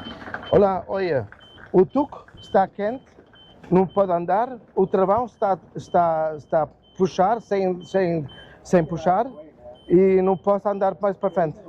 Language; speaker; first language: Portuguese; non-native, learner; German